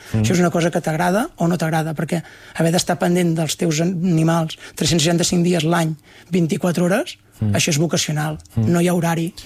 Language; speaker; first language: Catalan; native; Catalan